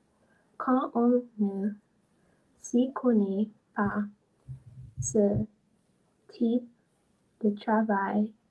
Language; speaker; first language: French; non-native, learner; English